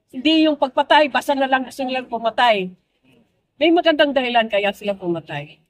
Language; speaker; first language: Filipino; non-native, local second language; Cebuano